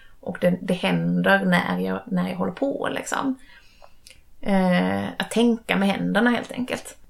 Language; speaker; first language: Swedish; native; Swedish